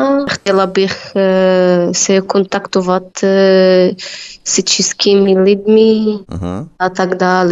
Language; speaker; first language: Czech; non-native, learner; Arabic